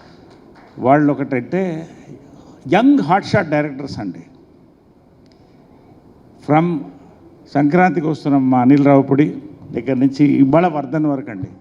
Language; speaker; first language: Telugu; native; Telugu